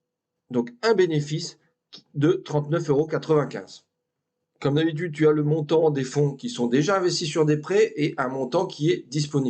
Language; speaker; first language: French; native; French